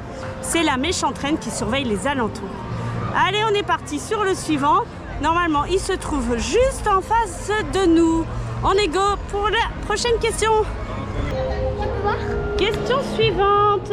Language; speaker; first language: French; native; French